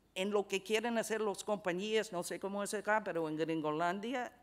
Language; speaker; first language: Spanish; non-native, fluent; English